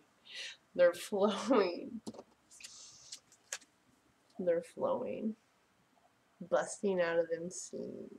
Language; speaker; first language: English; native; English